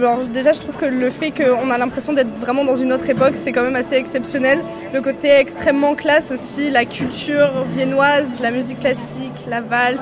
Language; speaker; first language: French; native; French